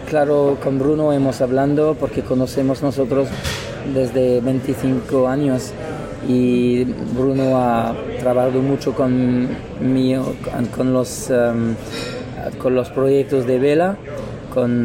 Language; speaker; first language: Spanish; non-native, learner; French